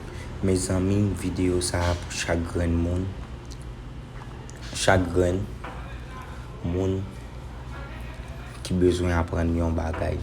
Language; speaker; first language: French; non-native, local second language; Haitian Creole